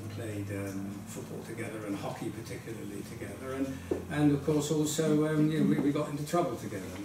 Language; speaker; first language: English; early bilingual, other home language; Dutch